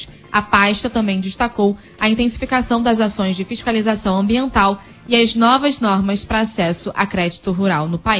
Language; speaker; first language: Portuguese; native; Portuguese